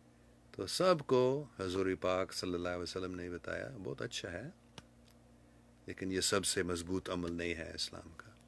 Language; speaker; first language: Hindi; non-native, fluent; English